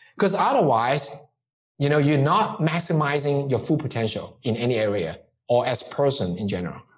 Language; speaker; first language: English; non-native, local second language; Cantonese